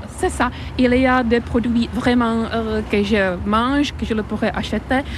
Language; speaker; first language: French; non-native, fluent; Czech